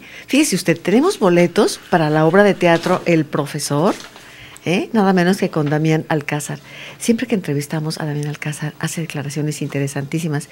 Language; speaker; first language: Spanish; native; Spanish